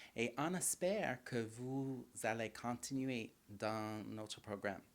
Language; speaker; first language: French; non-native, learner; English